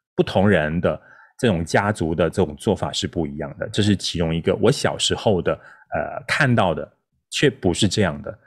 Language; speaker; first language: Chinese; non-native, local second language; Min Nan Chinese